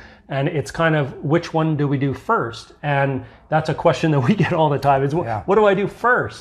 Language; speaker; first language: English; native; English